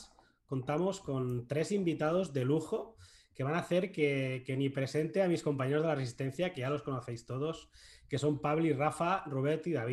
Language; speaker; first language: Spanish; native; Spanish